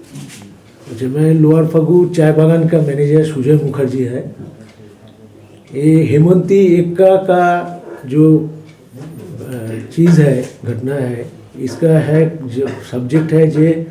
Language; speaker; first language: Hindi; non-native, local second language; Bangla